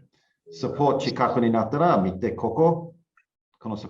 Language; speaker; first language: Japanese; non-native, learner; English